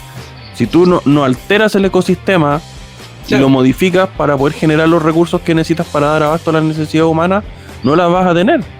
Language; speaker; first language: Spanish; native; Spanish